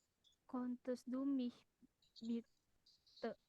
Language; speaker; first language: German; non-native, learner; Indonesian